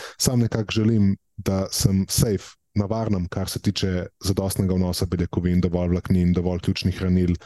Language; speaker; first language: Slovenian; native; Slovenian